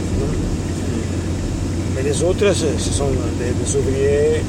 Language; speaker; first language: French; non-native, fluent; Italian